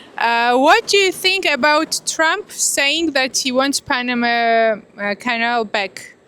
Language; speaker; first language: English; non-native, learner; Georgian